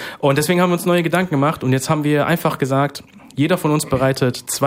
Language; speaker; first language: German; native; German